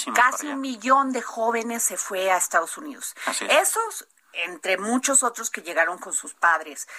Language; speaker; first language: Spanish; native; Spanish